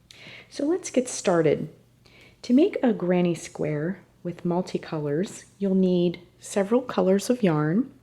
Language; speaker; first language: English; native; English